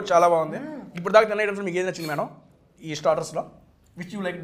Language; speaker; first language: Telugu; native; Telugu